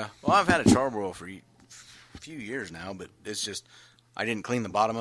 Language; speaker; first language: English; native; English